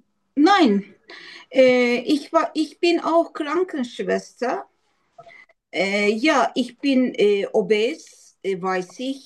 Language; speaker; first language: German; non-native, learner; Turkish